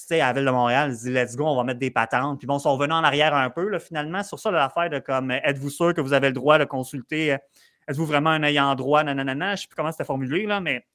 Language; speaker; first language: French; native; French